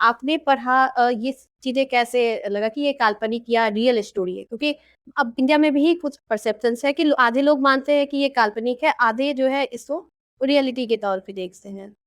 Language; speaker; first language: Hindi; native; Hindi